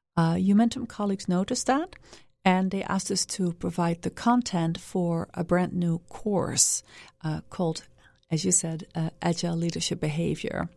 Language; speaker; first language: English; non-native, fluent; Dutch